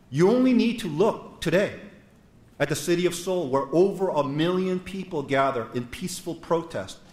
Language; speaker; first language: English; non-native, fluent; Korean